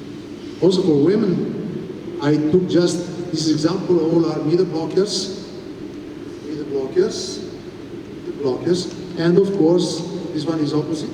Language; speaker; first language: English; non-native, fluent; Italian